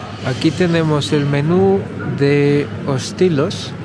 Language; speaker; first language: Spanish; non-native, fluent; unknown